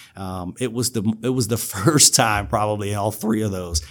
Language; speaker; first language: English; native; English